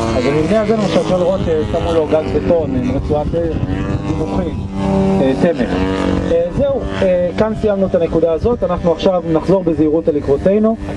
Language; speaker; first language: Hebrew; native; Hebrew